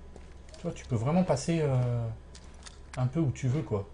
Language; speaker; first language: French; native; French